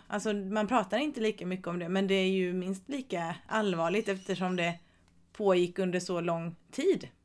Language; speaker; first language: Swedish; native; Swedish